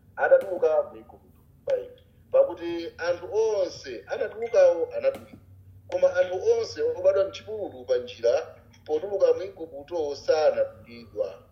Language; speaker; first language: Nyanja; non-native, local second language; Tumbuka